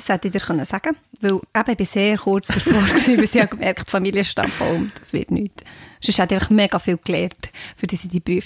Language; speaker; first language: German; native; German